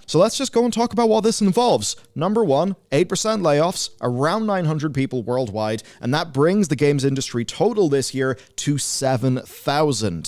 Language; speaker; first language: English; native; English